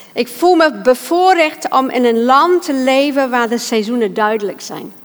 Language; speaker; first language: Dutch; non-native, fluent; English